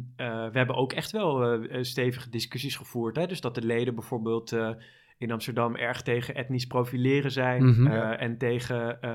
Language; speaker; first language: Dutch; native; Dutch